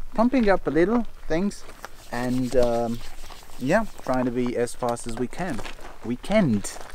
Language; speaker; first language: English; non-native, fluent; Italian